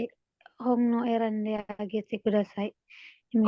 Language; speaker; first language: Japanese; non-native, learner; Indonesian